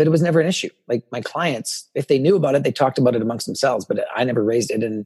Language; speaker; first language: English; native; English